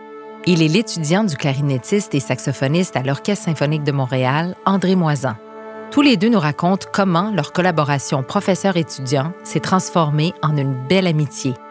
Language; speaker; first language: French; native; French